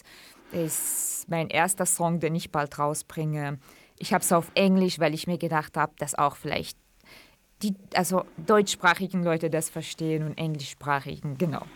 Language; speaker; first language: German; early bilingual, other home language; Central Kurdish